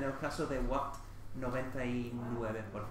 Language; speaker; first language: Spanish; non-native, fluent; English